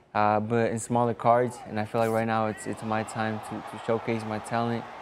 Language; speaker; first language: English; native; English